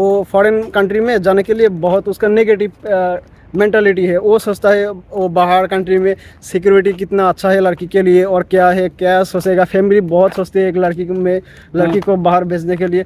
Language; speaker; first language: Hindi; non-native, fluent; Bangla